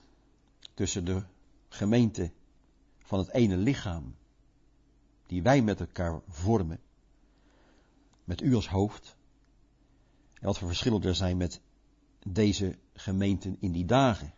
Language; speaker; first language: Dutch; native; Dutch